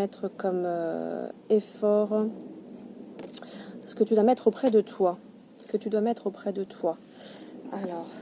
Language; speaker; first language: French; native; French